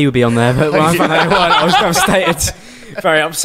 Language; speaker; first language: English; native; English